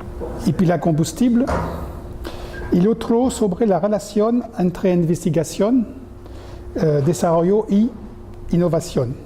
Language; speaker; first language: Spanish; non-native, learner; French